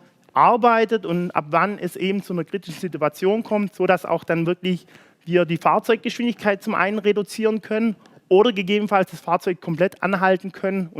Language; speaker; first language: German; native; German